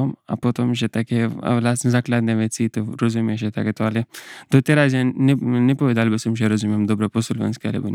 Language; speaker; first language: Slovak; non-native, learner; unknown